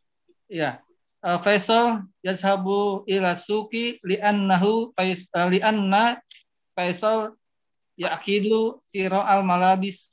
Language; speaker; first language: Arabic; non-native, learner; Indonesian